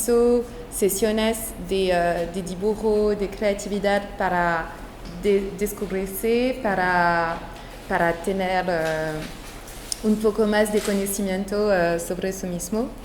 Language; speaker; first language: Spanish; non-native, fluent; French